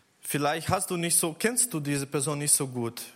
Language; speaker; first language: German; non-native, learner; Portuguese